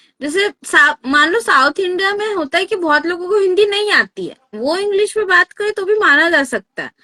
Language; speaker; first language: Hindi; native; Hindi